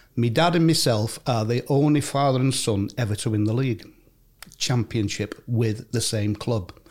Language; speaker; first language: English; native; English